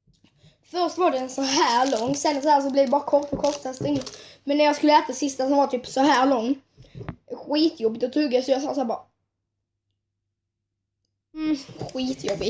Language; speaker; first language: Swedish; native; Swedish